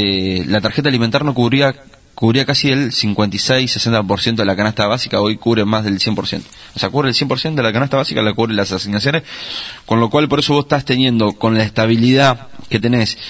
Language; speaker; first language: Spanish; native; Spanish